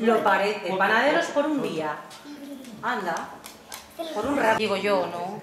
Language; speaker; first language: Spanish; native; Spanish